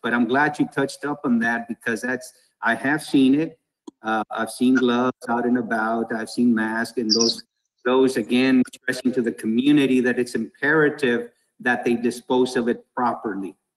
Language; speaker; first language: English; early bilingual, other home language; Spanish